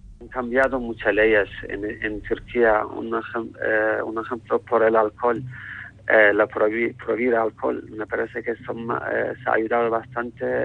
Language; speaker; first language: Spanish; non-native, learner; Turkish